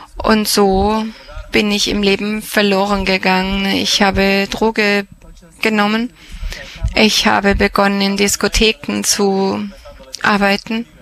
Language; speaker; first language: German; non-native, fluent; Croatian